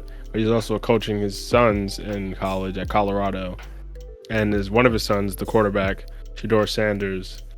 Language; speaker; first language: English; native; English